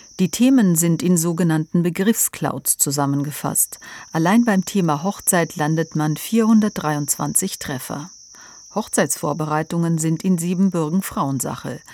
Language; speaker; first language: German; native; German